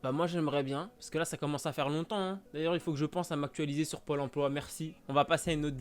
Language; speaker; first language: French; native; French